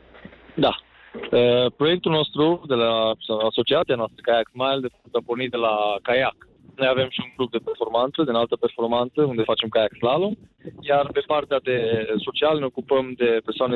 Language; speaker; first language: Romanian; native; Romanian